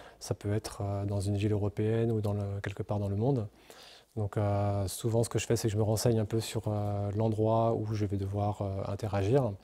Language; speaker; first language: French; native; French